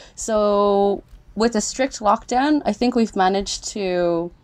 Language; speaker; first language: English; native; English